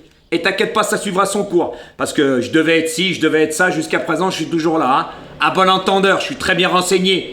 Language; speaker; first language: French; native; French